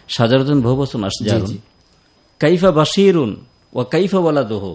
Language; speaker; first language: Arabic; non-native, fluent; Bangla